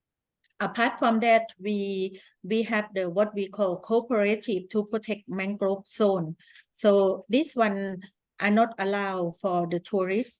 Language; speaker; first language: English; non-native, fluent; Thai